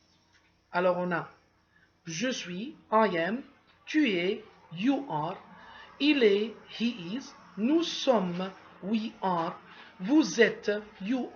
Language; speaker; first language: French; non-native, fluent; Arabic